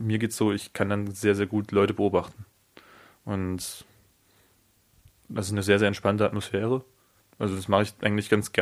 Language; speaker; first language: German; non-native, fluent; Italian